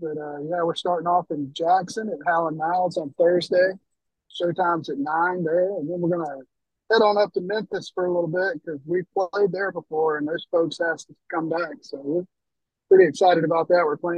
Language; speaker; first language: English; native; English